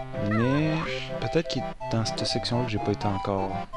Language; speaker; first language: French; native; French